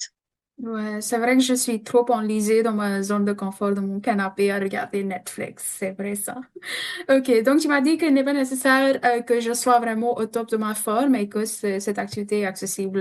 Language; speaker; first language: French; non-native, fluent; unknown